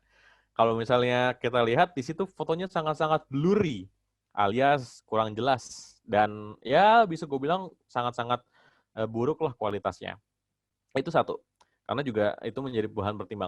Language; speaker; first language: Indonesian; native; Indonesian